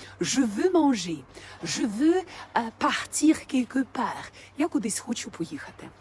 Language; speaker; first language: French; non-native, fluent; Ukrainian